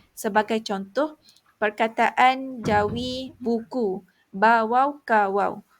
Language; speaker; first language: Malay; native; Malay